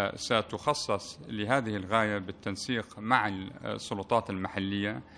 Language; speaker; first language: Arabic; native; Arabic